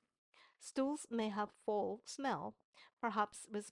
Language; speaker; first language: English; non-native, fluent; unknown